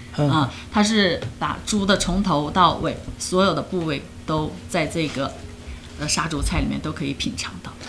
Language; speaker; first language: Chinese; native; Chinese